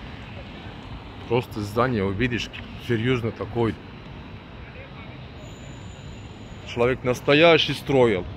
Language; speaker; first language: Russian; non-native, learner; Turkish